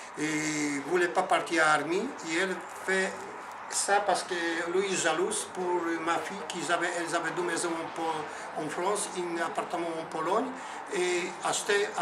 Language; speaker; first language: French; non-native, learner; Polish